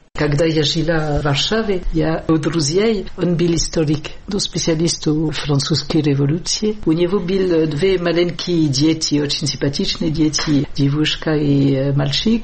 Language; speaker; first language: Russian; non-native, learner; French